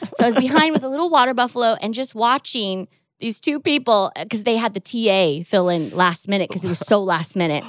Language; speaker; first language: English; native; English